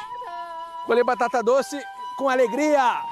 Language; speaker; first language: Portuguese; native; Portuguese